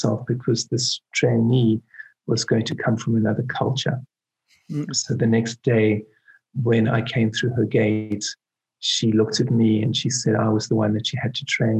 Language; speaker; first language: English; native; English